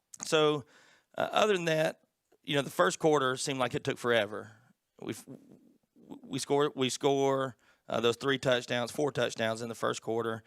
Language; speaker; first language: English; native; English